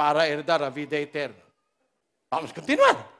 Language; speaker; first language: Portuguese; non-native, learner; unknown